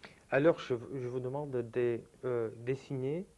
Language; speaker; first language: French; non-native, fluent; Italian